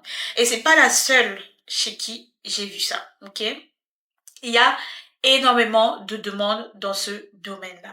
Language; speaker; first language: French; native; French